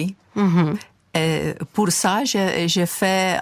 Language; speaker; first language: French; non-native, learner; Czech